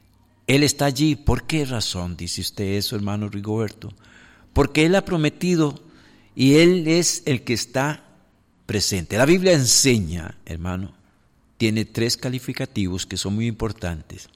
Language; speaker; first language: Spanish; native; Spanish